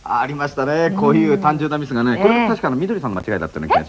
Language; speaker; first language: Japanese; native; Japanese